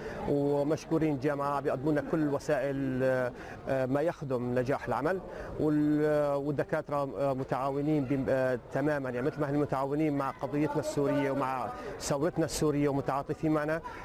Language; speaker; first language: Arabic; native; Arabic